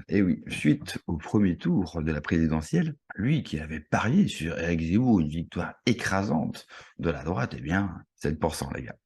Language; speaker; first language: French; native; French